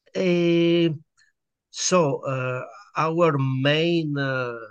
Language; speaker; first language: English; non-native, learner; Italian